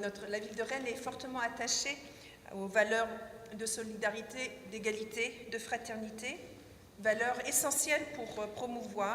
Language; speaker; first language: French; native; French